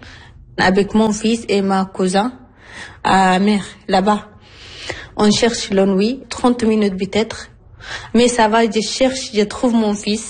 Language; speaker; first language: French; non-native, learner; Arabic